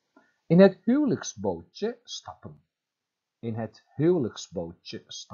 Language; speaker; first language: Dutch; non-native, fluent; Turkish